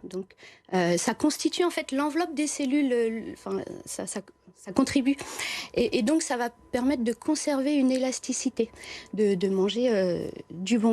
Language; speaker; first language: French; native; French